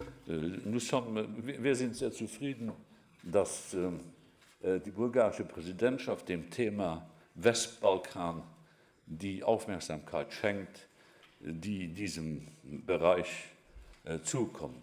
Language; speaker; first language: German; non-native, local second language; Luxembourgish